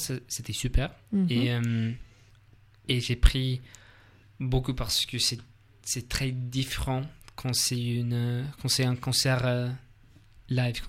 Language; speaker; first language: French; non-native, learner; English